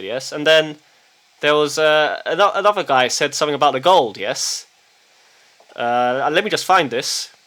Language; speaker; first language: English; early bilingual, heritage; English